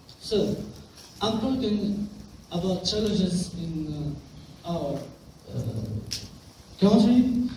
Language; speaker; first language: English; non-native, local second language; Arabic